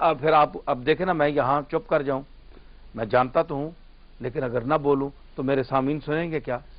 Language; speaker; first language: Urdu; non-native, local second language; Punjabi